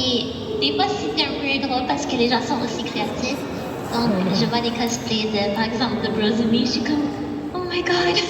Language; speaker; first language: French; non-native, fluent; English